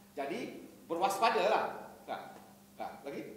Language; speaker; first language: Malay; native; Malay